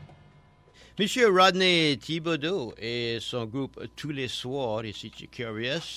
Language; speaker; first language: French; native; French